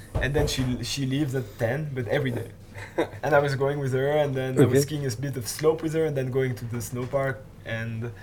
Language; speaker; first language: English; non-native, fluent; French